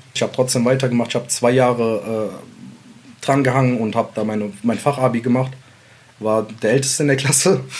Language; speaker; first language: German; early bilingual, other home language; Central Kurdish